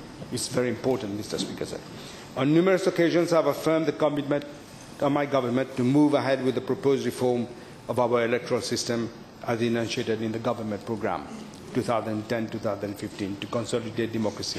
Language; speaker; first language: English; non-native, local second language; Morisyen